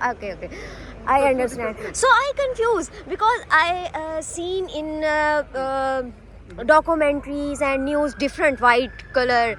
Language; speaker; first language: English; non-native, learner; Urdu